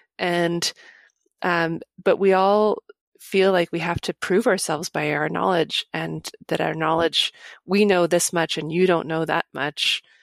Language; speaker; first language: English; native; English